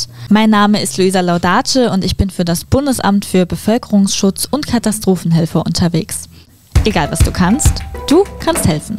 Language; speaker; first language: German; native; German